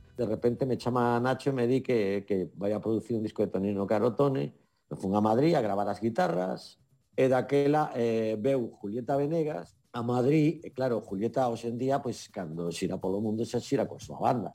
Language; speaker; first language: Galician; native; Galician